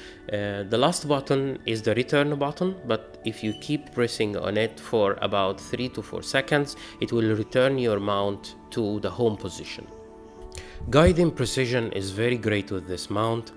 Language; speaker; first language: English; non-native, fluent; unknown